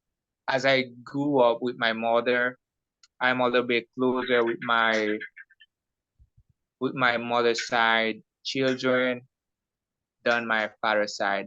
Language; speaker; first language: English; non-native, fluent; Haitian Creole